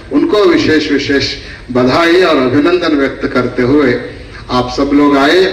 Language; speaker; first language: Hindi; non-native, local second language; Kannada